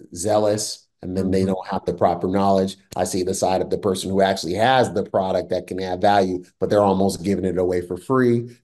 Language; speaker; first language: English; native; English